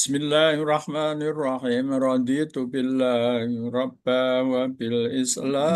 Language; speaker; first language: Arabic; non-native, fluent; Indonesian